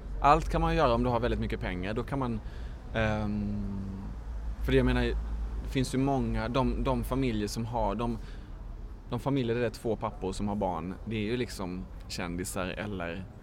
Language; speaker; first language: Swedish; native; Swedish